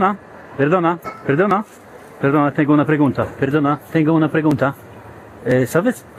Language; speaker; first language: Spanish; non-native, learner; Polish